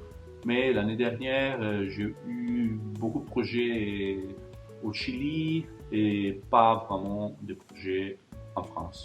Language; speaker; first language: French; non-native, fluent; Italian